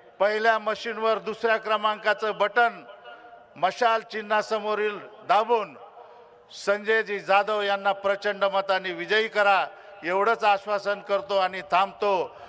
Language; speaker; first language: Marathi; non-native, local second language; Lambadi